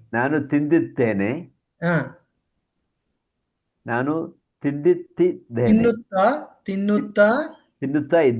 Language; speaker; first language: Kannada; non-native, learner; Hindi